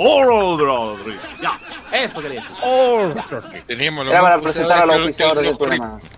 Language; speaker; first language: Spanish; native; Spanish